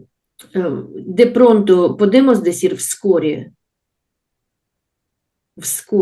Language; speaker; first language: Spanish; non-native, learner; Russian